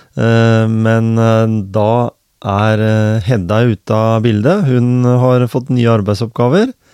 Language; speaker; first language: Norwegian; native; Norwegian